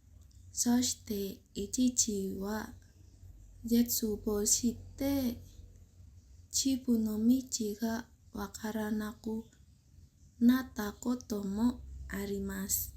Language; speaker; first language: Japanese; non-native, learner; Indonesian